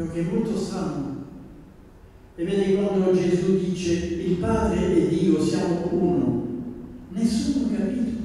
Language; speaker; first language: Italian; non-native, fluent; Dutch